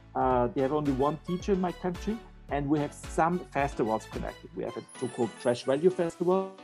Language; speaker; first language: English; non-native, fluent; German